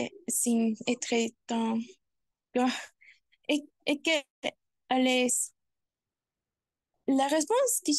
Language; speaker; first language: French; non-native, learner; Spanish